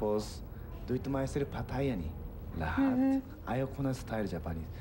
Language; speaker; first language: Filipino; non-native, learner; Japanese